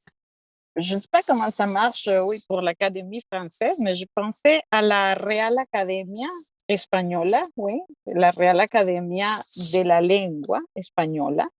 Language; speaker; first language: French; non-native, fluent; Spanish